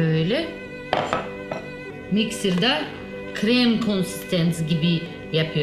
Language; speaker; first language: Turkish; non-native, learner; Russian